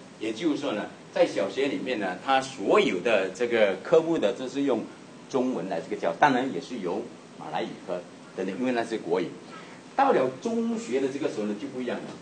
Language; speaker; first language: Chinese; native; Chinese